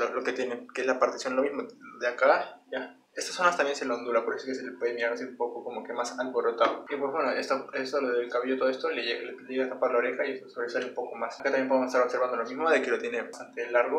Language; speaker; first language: Spanish; native; Spanish